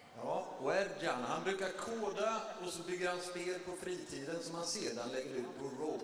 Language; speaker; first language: Swedish; native; Swedish